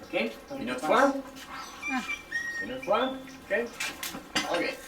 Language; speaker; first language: French; non-native, fluent; Spanish